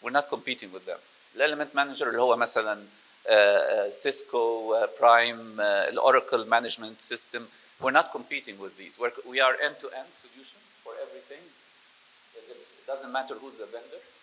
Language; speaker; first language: English; non-native, fluent; Arabic